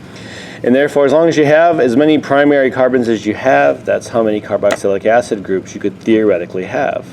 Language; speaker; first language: English; native; English